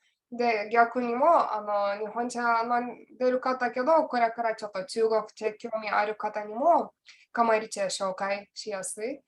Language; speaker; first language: Japanese; non-native, learner; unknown